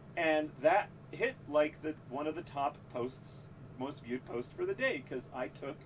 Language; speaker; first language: English; native; English